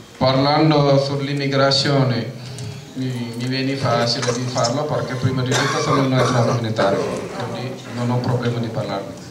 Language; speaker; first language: Italian; non-native, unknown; Wolof